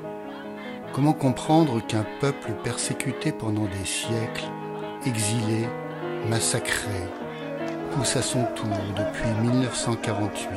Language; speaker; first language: French; native; French